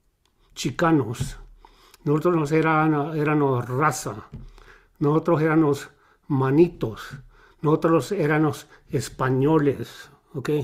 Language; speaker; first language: Spanish; early bilingual, heritage; Spanish